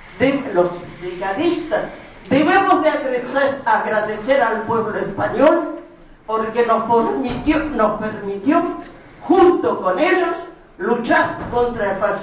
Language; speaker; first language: Spanish; non-native, fluent; Russian